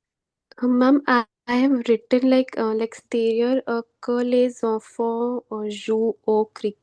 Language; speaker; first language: French; non-native, learner; Hindi